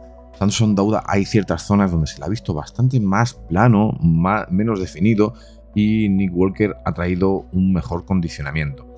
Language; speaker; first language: Spanish; native; Spanish